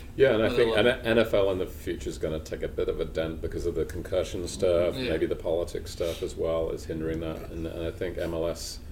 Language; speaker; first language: English; native; English